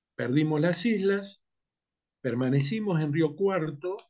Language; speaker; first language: Spanish; native; Spanish